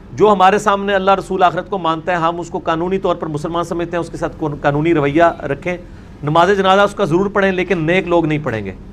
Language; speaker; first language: Urdu; non-native, local second language; Punjabi